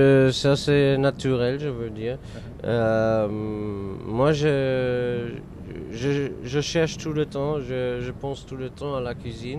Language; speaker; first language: French; non-native, fluent; German